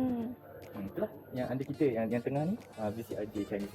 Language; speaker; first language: Malay; native; Malay